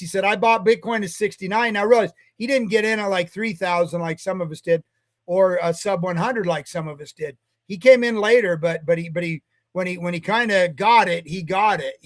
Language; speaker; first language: English; native; English